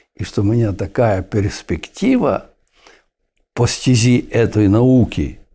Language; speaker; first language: Russian; non-native, local second language; Ukrainian